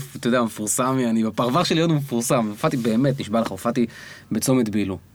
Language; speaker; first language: Hebrew; native; Hebrew